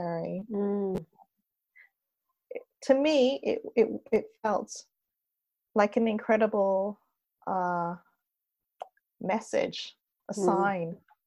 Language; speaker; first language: English; native; English